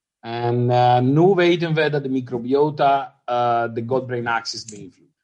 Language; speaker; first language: Dutch; non-native, fluent; Spanish